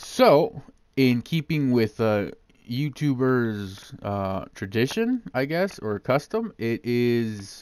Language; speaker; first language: English; native; English